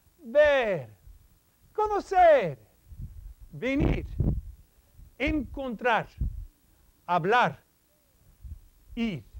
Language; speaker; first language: Spanish; non-native, fluent; English